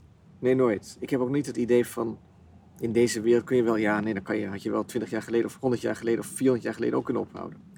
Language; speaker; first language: Dutch; native; Dutch